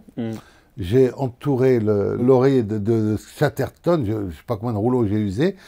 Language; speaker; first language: French; native; French